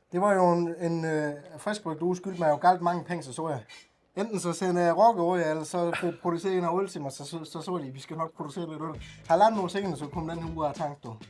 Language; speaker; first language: Danish; native; Danish